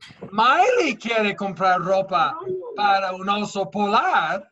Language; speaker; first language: Spanish; non-native, fluent; English